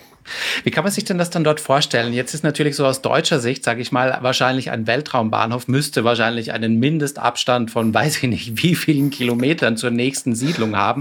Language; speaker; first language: German; native; German